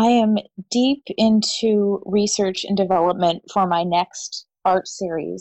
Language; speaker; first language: English; native; English